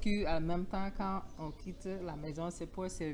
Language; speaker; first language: French; non-native, learner; English